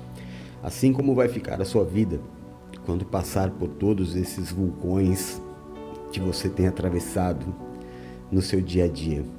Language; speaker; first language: Portuguese; native; Portuguese